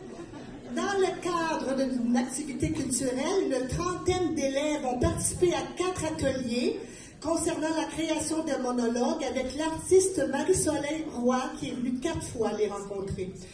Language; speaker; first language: French; native; French